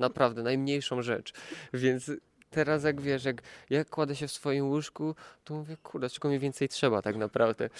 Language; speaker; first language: Polish; native; Polish